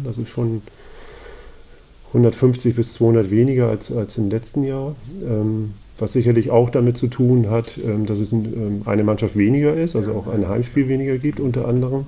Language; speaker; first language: German; native; German